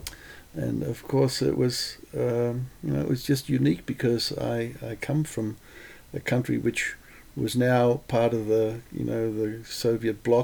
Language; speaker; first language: English; non-native, local second language; Lithuanian